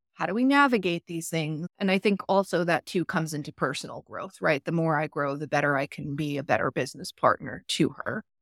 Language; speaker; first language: English; early bilingual, other home language; Italian